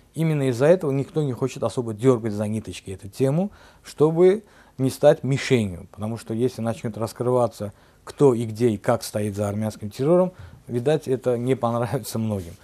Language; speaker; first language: Russian; non-native, local second language; Azerbaijani